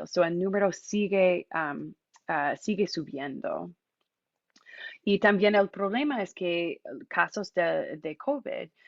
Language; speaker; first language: Spanish; non-native, fluent; English